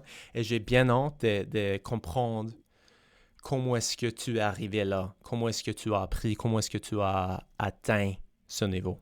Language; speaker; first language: French; non-native, fluent; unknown